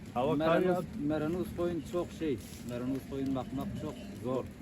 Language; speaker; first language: Turkish; non-native, learner; Persian